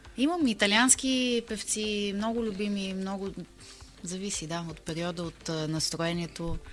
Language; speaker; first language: Bulgarian; early bilingual, heritage; Bulgarian